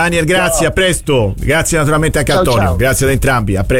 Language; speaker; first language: Italian; native; Italian